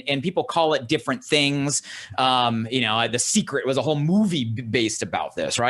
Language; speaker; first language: English; native; English